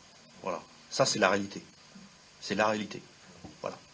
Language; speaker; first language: French; native; French